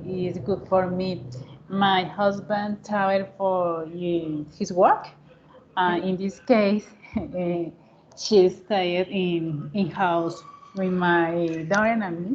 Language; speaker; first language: English; non-native, learner; Spanish